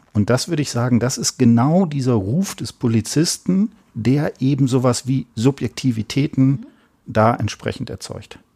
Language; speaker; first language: German; native; German